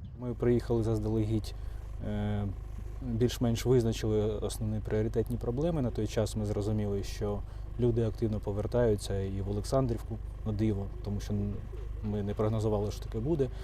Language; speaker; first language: Ukrainian; native; Ukrainian